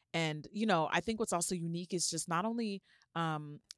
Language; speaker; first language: English; early bilingual, other home language; Yoruba